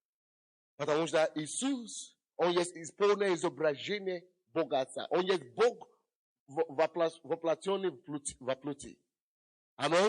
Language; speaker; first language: Russian; non-native, fluent; Yoruba